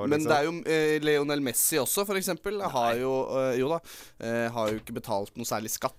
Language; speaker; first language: Norwegian; native; Norwegian